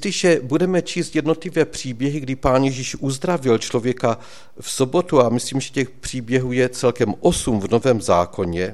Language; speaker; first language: Czech; native; Czech